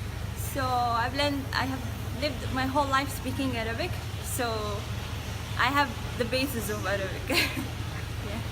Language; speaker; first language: English; non-native, fluent; Arabic